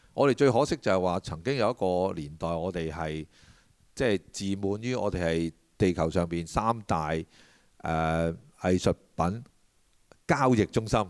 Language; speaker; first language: Cantonese; native; Cantonese